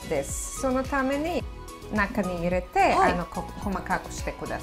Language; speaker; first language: Japanese; non-native, fluent; Serbian